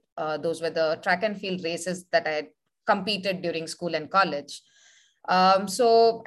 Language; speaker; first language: English; non-native, local second language; Tamil